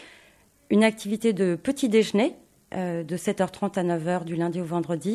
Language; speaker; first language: French; native; French